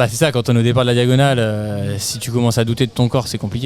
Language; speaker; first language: French; native; French